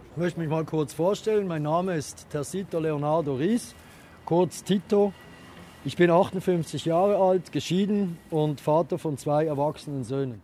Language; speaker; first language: German; native; German